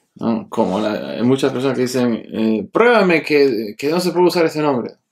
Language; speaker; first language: Spanish; early bilingual, heritage; Spanish